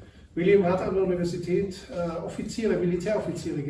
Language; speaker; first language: German; native; German